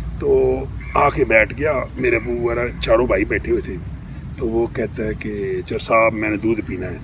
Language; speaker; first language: Urdu; non-native, local second language; Punjabi